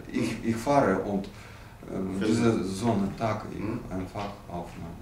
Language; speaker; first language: German; non-native, learner; Russian